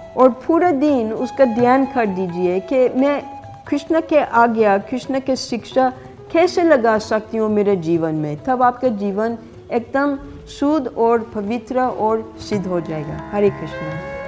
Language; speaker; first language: Hindi; non-native, fluent; English